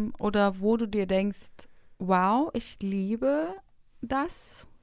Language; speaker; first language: German; native; German